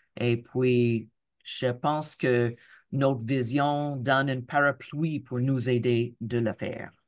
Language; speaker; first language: French; non-native, local second language; English